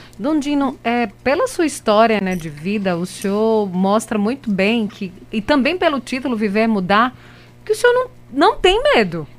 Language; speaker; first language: Portuguese; native; Portuguese